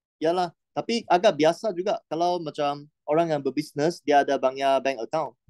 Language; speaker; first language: Malay; non-native, local second language; Chinese